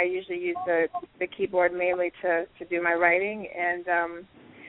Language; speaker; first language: English; native; English